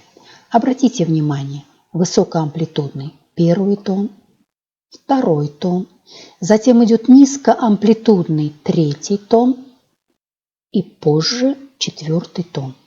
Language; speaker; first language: Russian; native; Russian